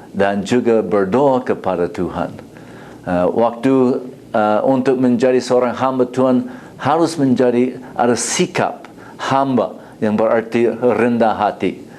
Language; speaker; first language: Indonesian; non-native, fluent; English